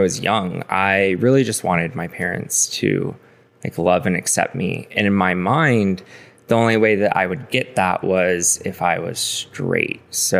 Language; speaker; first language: English; native; English